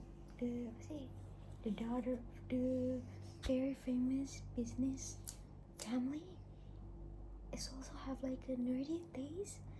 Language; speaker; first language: English; non-native, local second language; Indonesian